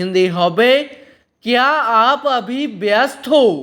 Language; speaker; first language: Hindi; non-native, local second language; Bangla